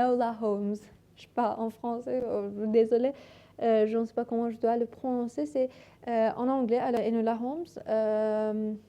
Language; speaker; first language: French; non-native, learner; Persian